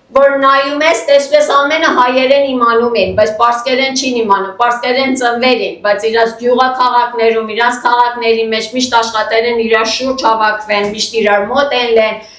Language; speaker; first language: Armenian; native; Armenian